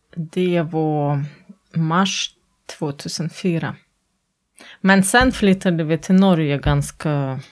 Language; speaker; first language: Swedish; non-native, fluent; Latvian